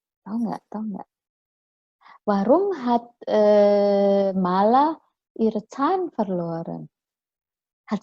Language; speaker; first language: German; non-native, fluent; Indonesian